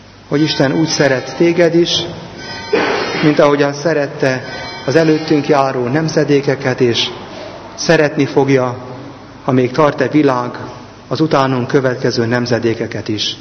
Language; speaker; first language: Hungarian; native; Hungarian